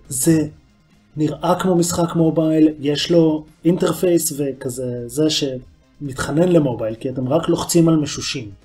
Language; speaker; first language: Hebrew; native; Hebrew